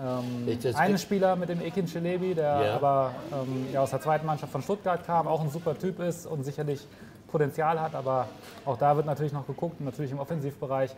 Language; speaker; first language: German; native; German